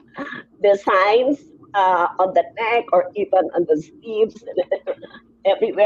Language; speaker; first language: English; non-native, local second language; Filipino